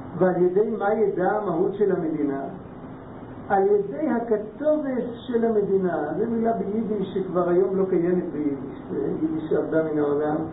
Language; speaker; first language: Hebrew; non-native, fluent; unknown